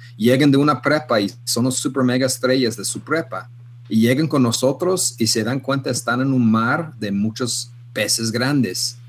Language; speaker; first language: Spanish; non-native, fluent; English